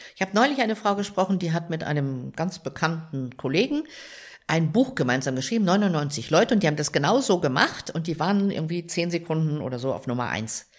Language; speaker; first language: German; native; German